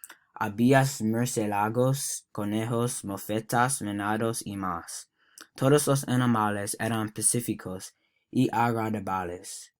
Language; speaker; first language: Spanish; non-native, learner; English